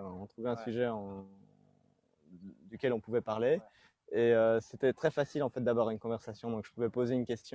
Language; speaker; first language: French; native; French